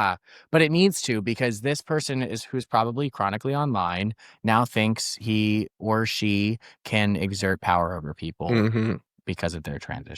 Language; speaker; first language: English; native; English